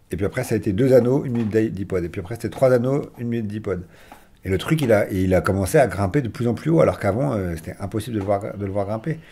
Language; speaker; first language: French; native; French